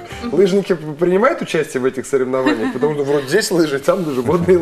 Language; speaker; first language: Russian; native; Russian